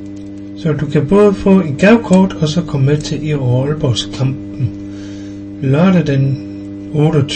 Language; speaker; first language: Danish; native; Danish